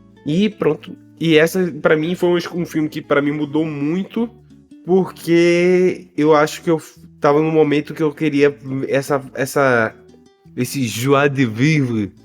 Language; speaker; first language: Portuguese; native; Portuguese